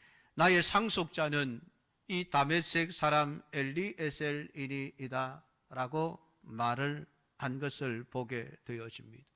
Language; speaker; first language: Korean; native; Korean